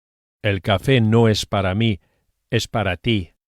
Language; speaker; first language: Spanish; non-native, fluent; English